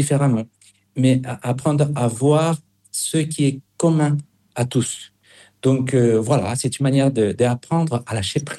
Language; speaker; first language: French; non-native, fluent; Spanish